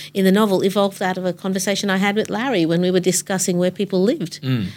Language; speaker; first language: English; native; English